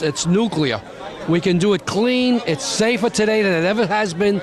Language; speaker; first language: English; native; English